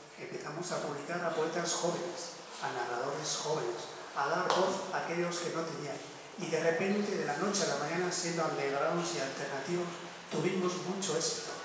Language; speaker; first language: Spanish; non-native, local second language; Basque